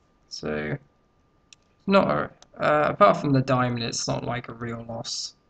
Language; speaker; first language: English; native; English